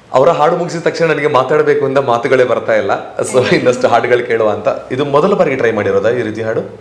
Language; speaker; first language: Kannada; native; Kannada